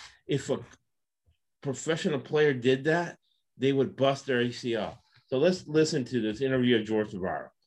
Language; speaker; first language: English; early bilingual, other home language; Spanish